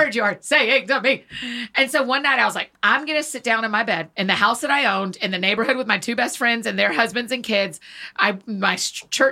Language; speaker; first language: English; native; English